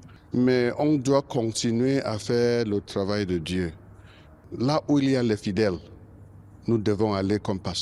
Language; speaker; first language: French; non-native, local second language; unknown